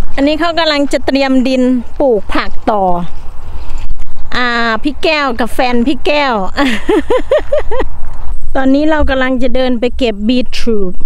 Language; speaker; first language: Thai; non-native, local second language; Northeastern Thai